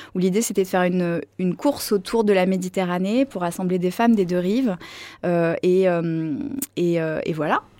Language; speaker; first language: French; native; French